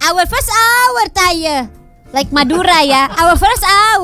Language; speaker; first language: English; non-native, learner; Indonesian